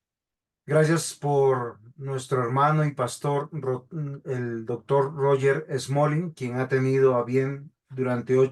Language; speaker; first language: Spanish; native; Spanish